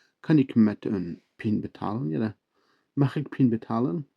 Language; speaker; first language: Dutch; non-native, learner; Turkish